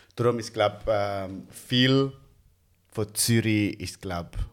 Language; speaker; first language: German; non-native, fluent; Indonesian